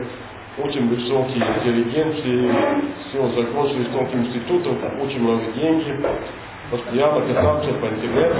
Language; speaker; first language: Russian; non-native, learner; English